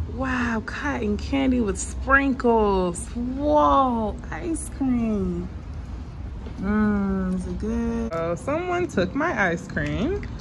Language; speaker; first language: English; native; English